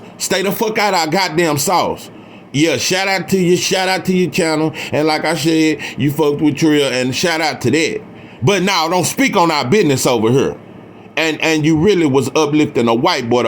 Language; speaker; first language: English; native; English